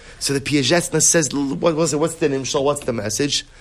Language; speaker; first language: English; native; English